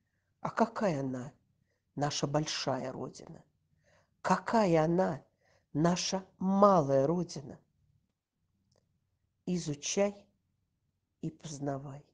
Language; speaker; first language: Russian; native; Russian